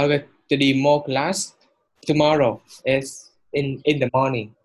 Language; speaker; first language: English; non-native, learner; Vietnamese